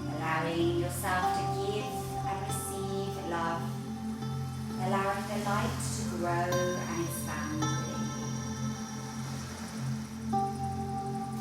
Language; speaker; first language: English; native; English